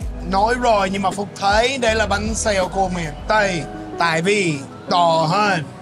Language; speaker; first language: Vietnamese; non-native, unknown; English